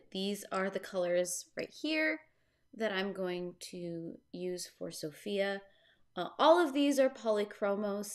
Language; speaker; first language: English; native; English